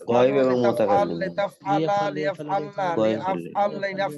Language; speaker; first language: Arabic; non-native, learner; Bangla